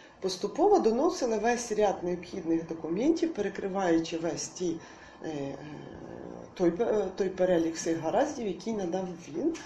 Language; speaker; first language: Ukrainian; native; Ukrainian